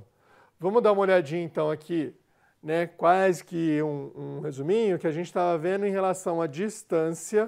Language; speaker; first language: Portuguese; native; Portuguese